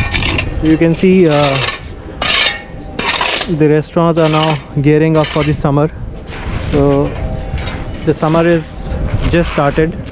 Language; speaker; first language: English; non-native, local second language; Hindi